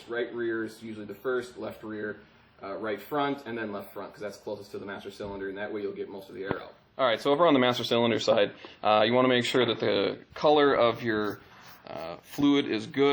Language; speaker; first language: English; native; English